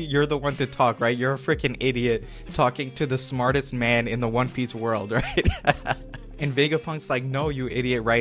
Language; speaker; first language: English; native; English